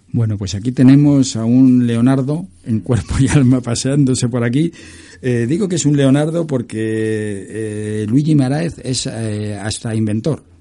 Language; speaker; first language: Spanish; native; Spanish